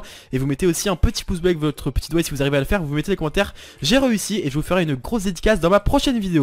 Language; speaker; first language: French; native; French